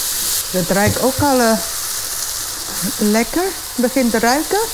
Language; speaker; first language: Dutch; non-native, fluent; Indonesian